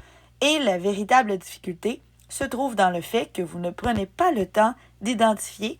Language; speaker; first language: French; native; French